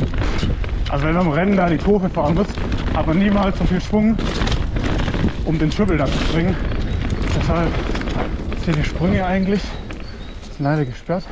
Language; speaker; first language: German; native; German